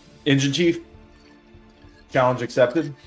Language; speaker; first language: English; native; English